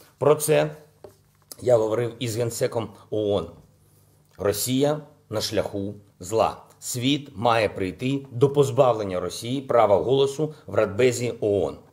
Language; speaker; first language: Ukrainian; non-native, local second language; Russian